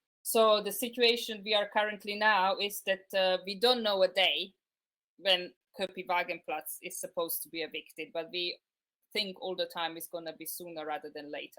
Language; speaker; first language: English; non-native, fluent; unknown